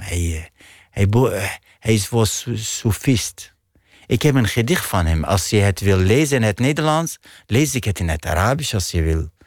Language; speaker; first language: Dutch; non-native, fluent; Arabic